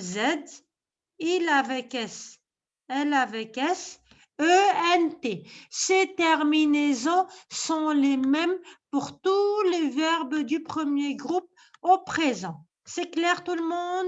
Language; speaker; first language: French; non-native, local second language; Arabic